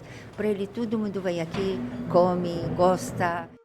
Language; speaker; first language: Portuguese; non-native, learner; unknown